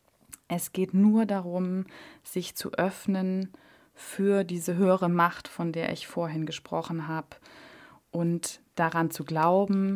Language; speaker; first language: German; native; German